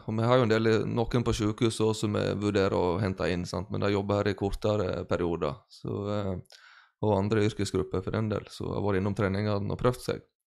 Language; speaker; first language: Norwegian; native; Norwegian